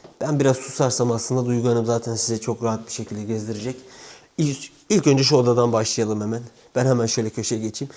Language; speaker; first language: Turkish; native; Turkish